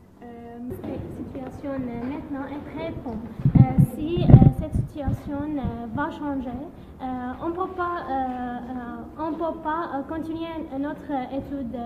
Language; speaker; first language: French; non-native, learner; Arabic